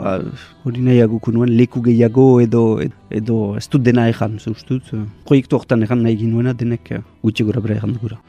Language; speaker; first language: Basque; native; Basque